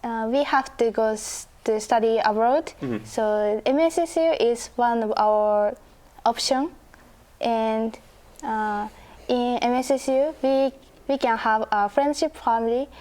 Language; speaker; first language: English; non-native, learner; Japanese